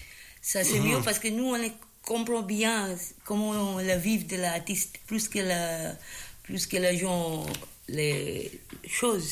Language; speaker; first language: French; non-native, learner; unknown